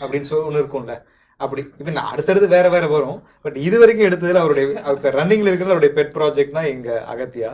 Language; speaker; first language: Tamil; native; Tamil